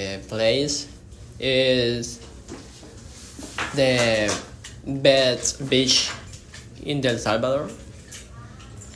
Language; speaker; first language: English; non-native, learner; Spanish